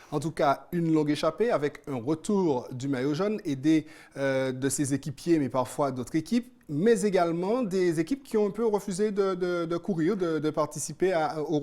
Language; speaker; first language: French; native; French